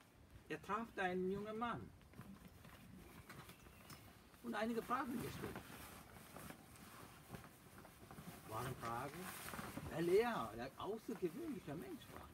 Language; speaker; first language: German; non-native, fluent; Sinhala